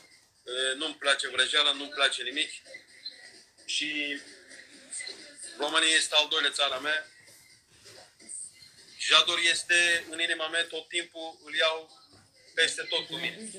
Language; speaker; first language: Romanian; non-native, fluent; Turkish